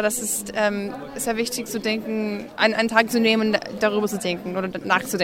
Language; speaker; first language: German; non-native, fluent; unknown